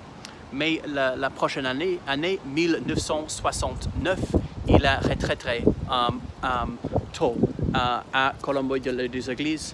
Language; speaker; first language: French; non-native, fluent; English